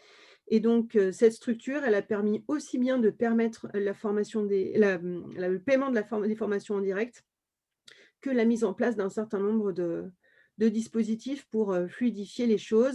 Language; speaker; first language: French; native; French